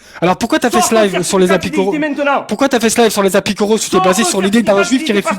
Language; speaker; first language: French; native; French